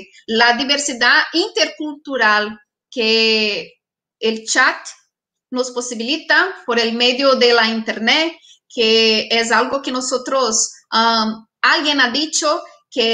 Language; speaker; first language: Spanish; non-native, fluent; Portuguese